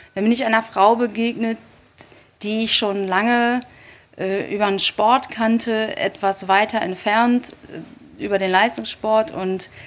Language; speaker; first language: German; native; German